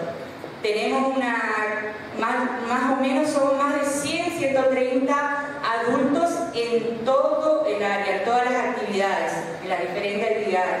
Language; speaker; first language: Spanish; native; Spanish